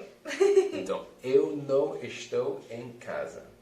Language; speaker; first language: Portuguese; non-native, fluent; English